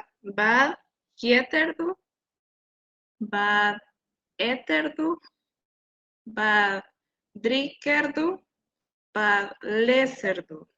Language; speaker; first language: Swedish; non-native, learner; Spanish